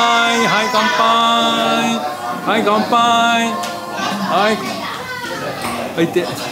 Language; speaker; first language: Japanese; native; Japanese